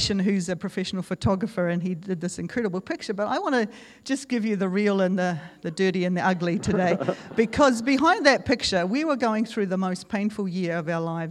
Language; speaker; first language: English; native; English